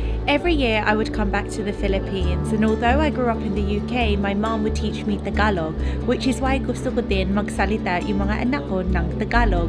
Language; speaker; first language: Filipino; early bilingual, heritage; Filipino